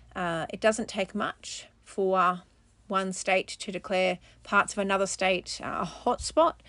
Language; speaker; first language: English; native; English